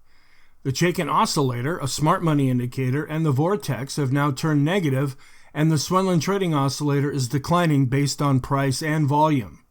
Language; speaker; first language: English; native; English